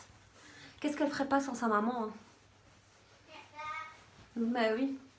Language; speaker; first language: French; native; French